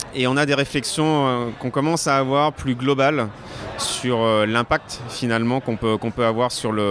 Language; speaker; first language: French; native; French